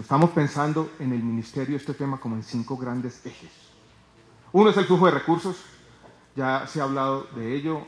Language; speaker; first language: Spanish; native; Spanish